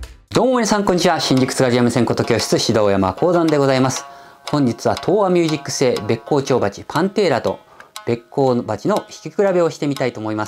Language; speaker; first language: Japanese; native; Japanese